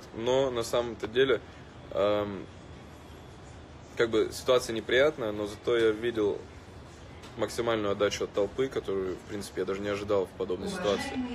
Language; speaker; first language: Russian; native; Russian